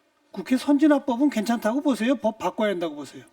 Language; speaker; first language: Korean; native; Korean